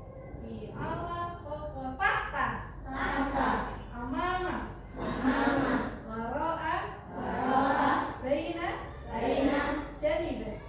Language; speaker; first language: Arabic; non-native, fluent; Indonesian